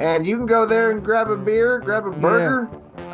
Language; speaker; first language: English; native; English